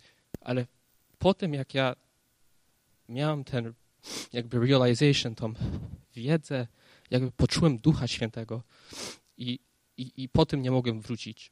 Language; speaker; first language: Polish; early bilingual, heritage; Polish